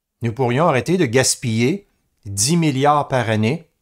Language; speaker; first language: French; native; French